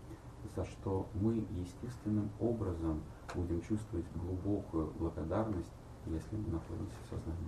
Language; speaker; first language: Russian; native; Russian